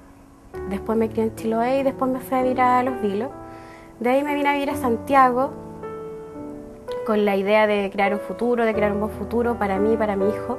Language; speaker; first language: Spanish; native; Spanish